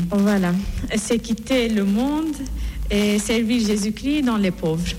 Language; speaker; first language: French; non-native, fluent; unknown